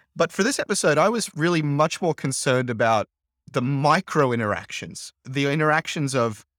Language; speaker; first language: English; native; English